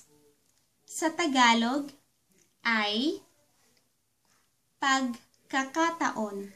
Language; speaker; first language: Filipino; native; Filipino